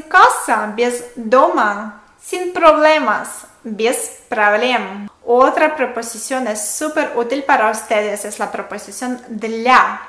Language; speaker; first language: Spanish; non-native, fluent; Russian